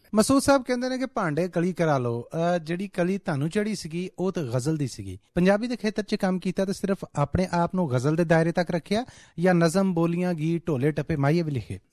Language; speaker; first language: Punjabi; native; Punjabi